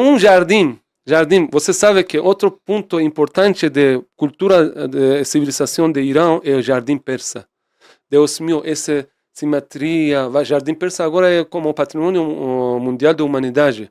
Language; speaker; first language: Portuguese; non-native, fluent; Persian